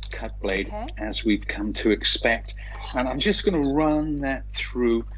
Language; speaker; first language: English; native; English